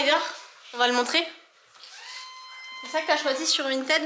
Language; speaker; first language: French; native; French